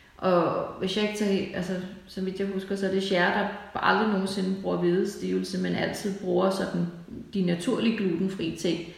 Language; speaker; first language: Danish; native; Danish